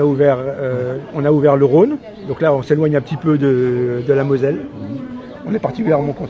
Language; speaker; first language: French; native; French